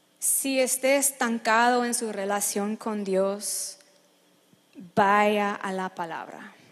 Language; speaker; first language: Spanish; non-native, fluent; English